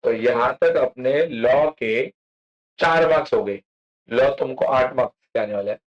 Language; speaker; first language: Hindi; non-native, local second language; Marathi